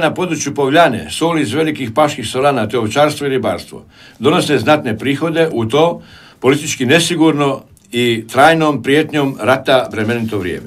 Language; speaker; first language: Croatian; native; Croatian